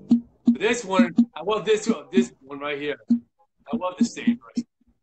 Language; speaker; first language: English; native; English